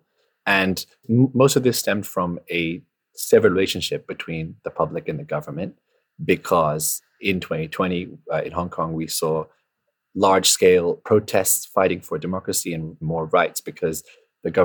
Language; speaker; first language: English; non-native, local second language; Cantonese